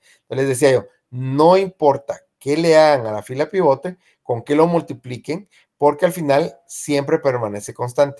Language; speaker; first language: Spanish; native; Spanish